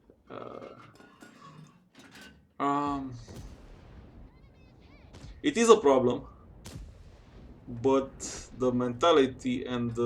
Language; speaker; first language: English; non-native, fluent; Romanian